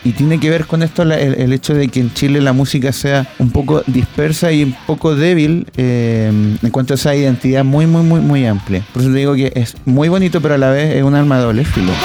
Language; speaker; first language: Spanish; native; Spanish